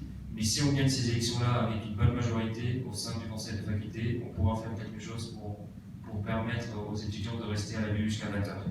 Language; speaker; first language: French; native; French